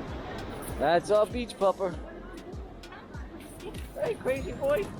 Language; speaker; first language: English; native; English